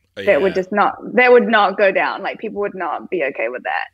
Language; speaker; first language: English; native; English